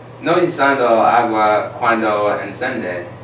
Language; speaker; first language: Spanish; non-native, learner; English